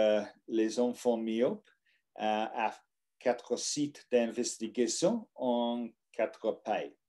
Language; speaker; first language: French; non-native, learner; English